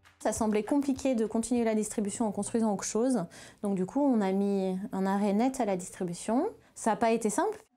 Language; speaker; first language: French; native; French